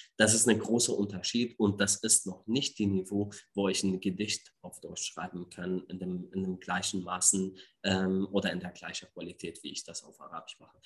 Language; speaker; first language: German; non-native, fluent; Arabic